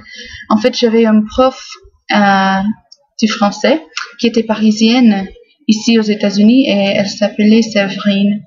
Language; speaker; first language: French; non-native, fluent; English